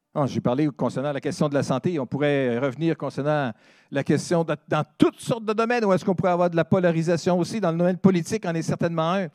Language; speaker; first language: French; native; French